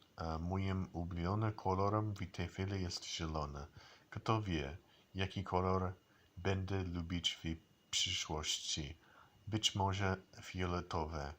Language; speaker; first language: Polish; non-native, learner; English